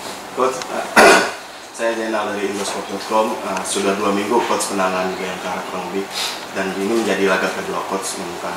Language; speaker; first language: Indonesian; native; Indonesian